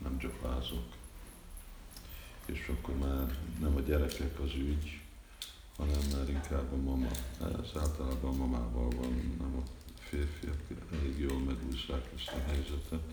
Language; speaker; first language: Hungarian; early bilingual, heritage; Hungarian